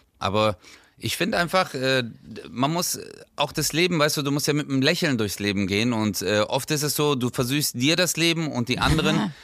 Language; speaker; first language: German; early bilingual, other home language; Turkish